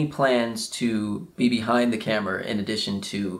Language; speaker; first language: English; native; English